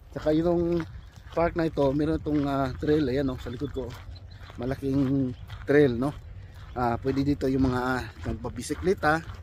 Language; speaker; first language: Filipino; non-native, local second language; Cebuano